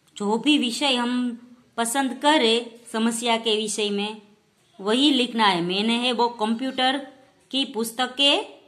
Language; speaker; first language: Hindi; non-native, local second language; Gujarati